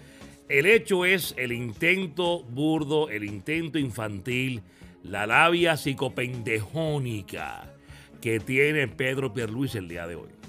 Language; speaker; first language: Spanish; native; Spanish